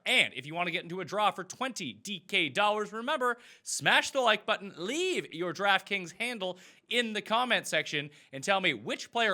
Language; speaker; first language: English; native; English